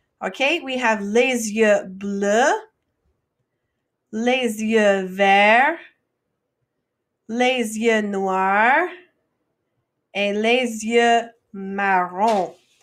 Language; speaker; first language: French; non-native, fluent; English